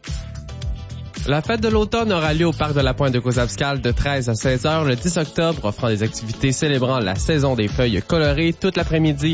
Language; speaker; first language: French; native; French